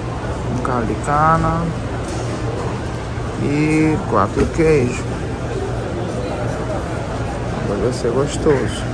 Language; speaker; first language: Portuguese; non-native, learner; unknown